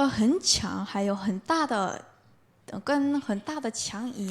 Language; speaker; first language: Chinese; non-native, fluent; Korean